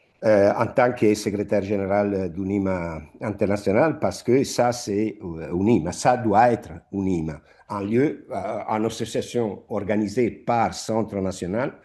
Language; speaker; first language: French; non-native, fluent; Italian